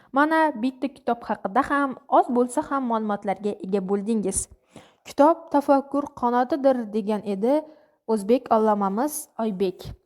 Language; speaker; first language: Uzbek; non-native, local second language; Kara-Kalpak